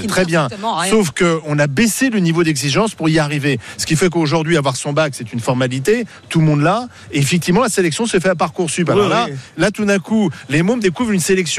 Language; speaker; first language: French; native; French